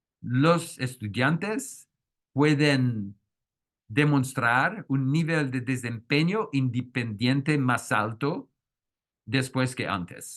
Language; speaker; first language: Spanish; non-native, fluent; French